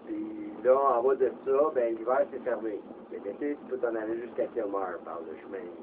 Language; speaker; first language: French; native; French